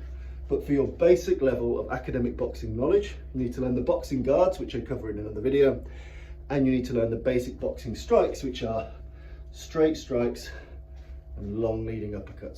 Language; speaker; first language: English; native; English